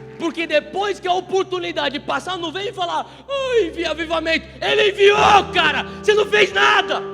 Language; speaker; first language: Portuguese; native; Portuguese